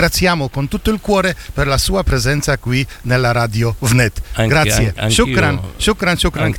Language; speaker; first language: Italian; non-native, fluent; Polish